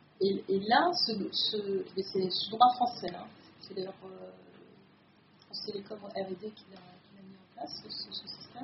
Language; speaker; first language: French; native; French